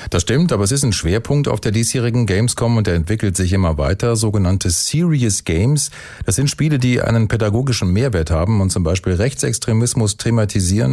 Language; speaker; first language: German; native; German